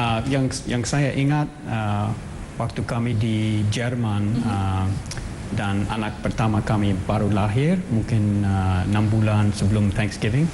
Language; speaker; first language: Indonesian; non-native, fluent; English